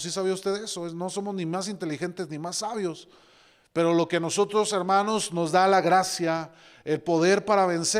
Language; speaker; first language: Spanish; native; Spanish